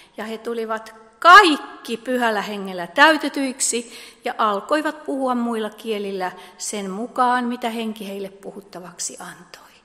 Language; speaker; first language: Finnish; native; Finnish